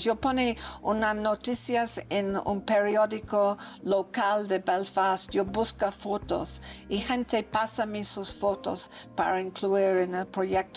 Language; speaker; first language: Spanish; non-native, learner; English